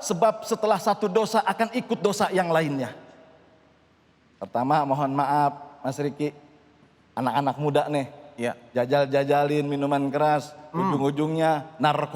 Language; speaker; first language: Indonesian; native; Indonesian